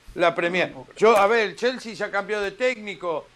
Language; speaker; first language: Spanish; native; Spanish